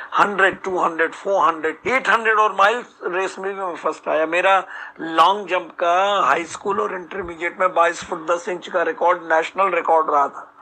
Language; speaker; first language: Hindi; native; Hindi